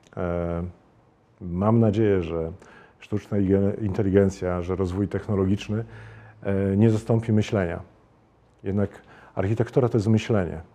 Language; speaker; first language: Polish; native; Polish